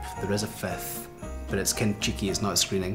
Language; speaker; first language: English; native; English